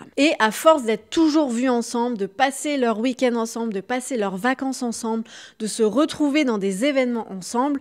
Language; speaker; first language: French; native; French